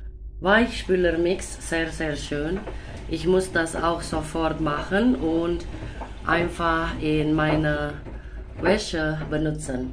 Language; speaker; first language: German; non-native, fluent; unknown